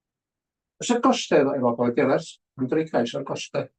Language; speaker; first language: Welsh; native; Welsh